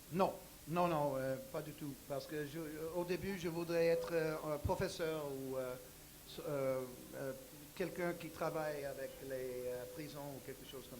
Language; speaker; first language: French; non-native, learner; English